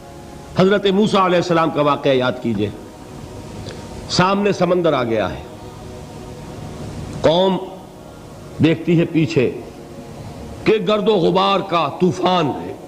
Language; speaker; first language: Urdu; native; Urdu